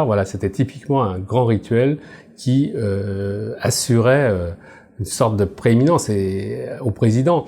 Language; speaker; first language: French; native; French